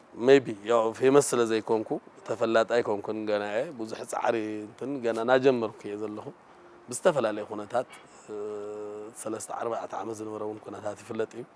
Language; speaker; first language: Tigrinya; native; Tigrinya